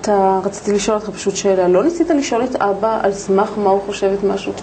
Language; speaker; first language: Hebrew; native; Hebrew